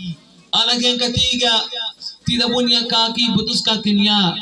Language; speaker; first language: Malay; non-native, fluent; Arabic